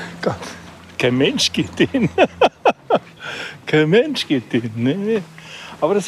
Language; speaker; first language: German; native; German